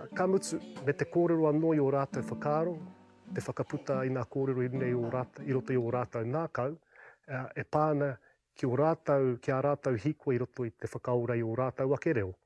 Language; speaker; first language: Māori; non-native, local second language; English